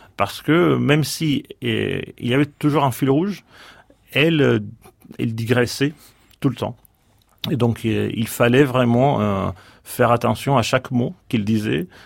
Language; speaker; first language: French; non-native, fluent; Greek